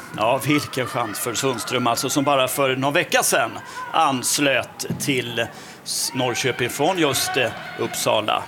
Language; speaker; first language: Swedish; native; Swedish